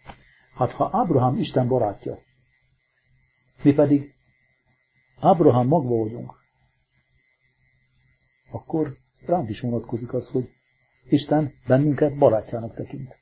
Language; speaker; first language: Hungarian; native; Hungarian